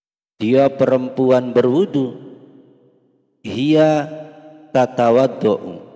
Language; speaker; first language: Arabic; non-native, fluent; Indonesian